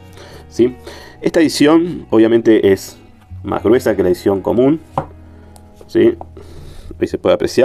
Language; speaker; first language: Spanish; native; Spanish